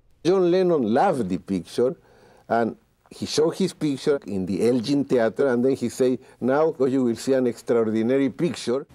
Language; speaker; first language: English; non-native, learner; Spanish